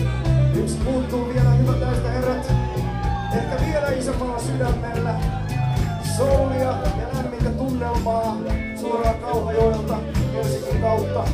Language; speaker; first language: Finnish; native; Finnish